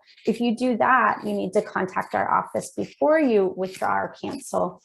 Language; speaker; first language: English; native; English